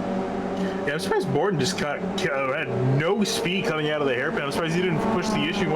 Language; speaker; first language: English; native; English